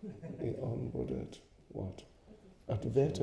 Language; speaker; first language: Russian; non-native, learner; English